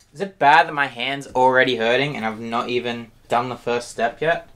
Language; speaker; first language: English; native; English